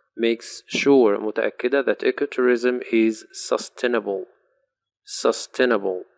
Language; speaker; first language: English; non-native, fluent; Arabic